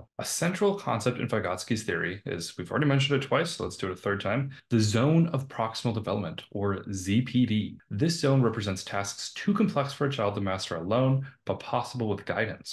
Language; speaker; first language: English; native; English